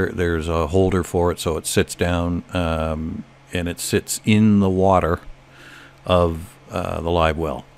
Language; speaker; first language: English; native; English